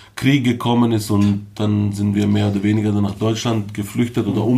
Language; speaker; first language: German; early bilingual, other home language; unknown